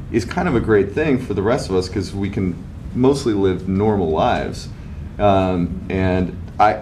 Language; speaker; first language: English; native; English